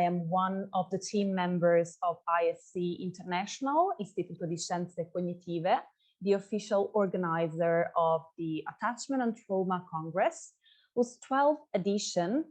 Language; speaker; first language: English; non-native, fluent; Italian